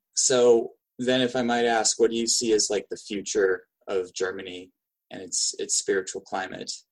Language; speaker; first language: English; native; English